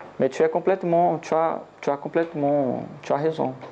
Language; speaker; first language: French; non-native, learner; Portuguese